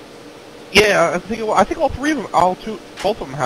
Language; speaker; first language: English; native; English